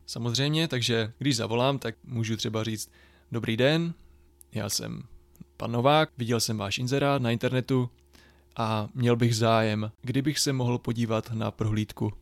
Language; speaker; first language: Czech; native; Czech